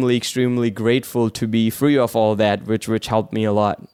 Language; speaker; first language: English; non-native, local second language; Gujarati